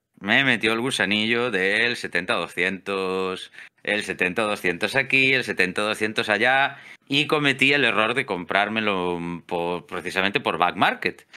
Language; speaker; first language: Spanish; native; Spanish